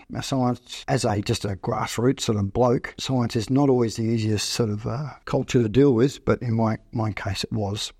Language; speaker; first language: English; native; English